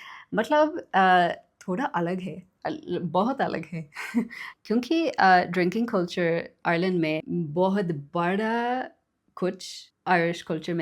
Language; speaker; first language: Hindi; non-native, learner; English